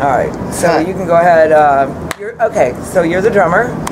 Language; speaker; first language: English; native; English